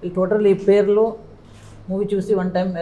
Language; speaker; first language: Telugu; non-native, local second language; Kannada